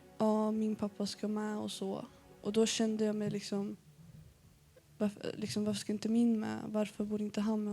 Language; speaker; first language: Swedish; early bilingual, other home language; Arabic